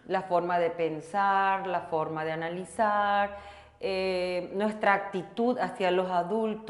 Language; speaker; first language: Spanish; non-native, local second language; Korean